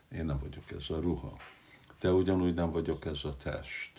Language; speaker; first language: Hungarian; non-native, fluent; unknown